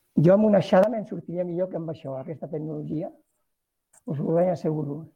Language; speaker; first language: Catalan; non-native, local second language; Spanish